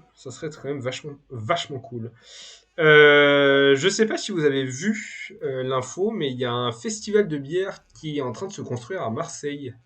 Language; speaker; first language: French; native; French